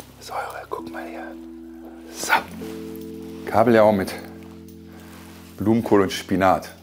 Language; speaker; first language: German; native; German